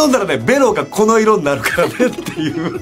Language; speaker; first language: Japanese; native; Japanese